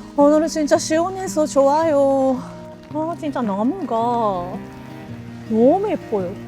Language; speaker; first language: Korean; non-native, fluent; Japanese